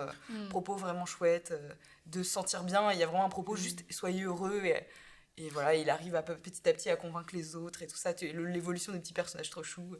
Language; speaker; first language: French; native; French